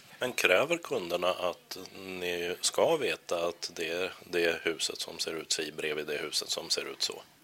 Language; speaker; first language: Swedish; native; Swedish